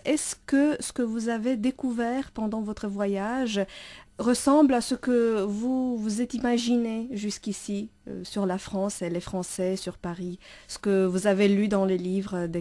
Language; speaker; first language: French; non-native, fluent; Romanian